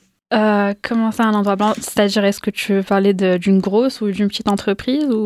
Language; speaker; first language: French; non-native, local second language; Arabic